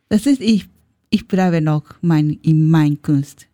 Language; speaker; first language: German; non-native, learner; Japanese